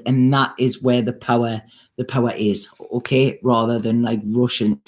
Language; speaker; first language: English; native; English